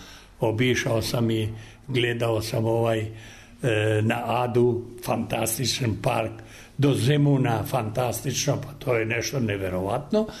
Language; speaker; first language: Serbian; non-native, local second language; Albanian